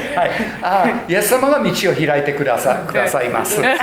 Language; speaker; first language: Japanese; non-native, fluent; English